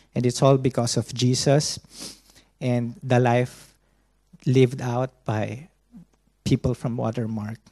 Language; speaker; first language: English; non-native, local second language; Filipino